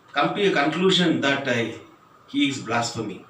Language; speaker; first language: English; non-native, local second language; Tamil